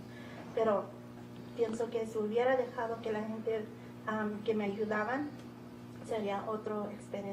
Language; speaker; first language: Spanish; early bilingual, heritage; Spanish